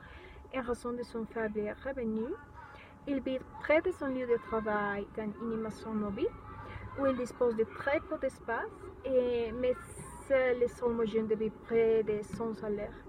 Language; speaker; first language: French; non-native, learner; Spanish